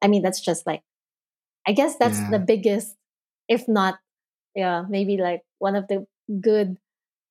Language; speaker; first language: English; non-native, local second language; Filipino